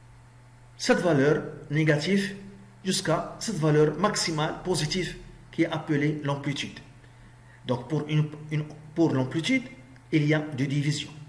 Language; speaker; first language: French; non-native, local second language; Arabic